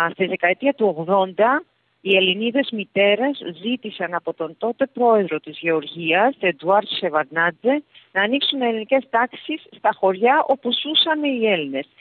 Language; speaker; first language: Greek; early bilingual, heritage; Greek